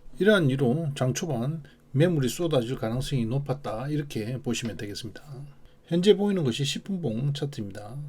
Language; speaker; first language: Korean; native; Korean